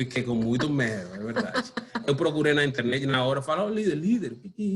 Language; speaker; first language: Portuguese; non-native, learner; Spanish